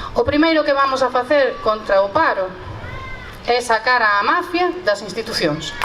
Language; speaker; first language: Galician; non-native, local second language; Spanish